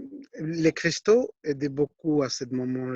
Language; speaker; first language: French; non-native, fluent; Spanish